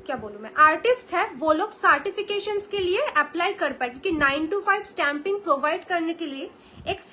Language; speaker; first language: Hindi; non-native, local second language; Bangla